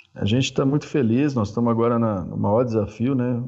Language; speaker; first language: Portuguese; native; Portuguese